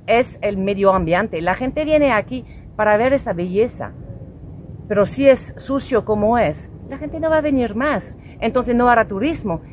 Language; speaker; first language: Spanish; non-native, fluent; French